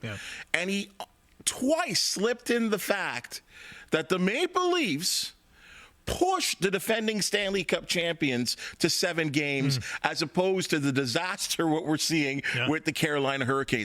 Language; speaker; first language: English; native; English